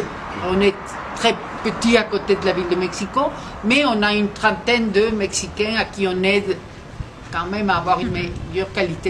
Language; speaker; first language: French; non-native, fluent; Spanish